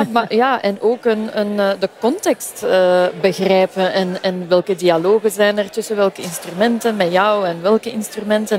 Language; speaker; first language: Dutch; native; Dutch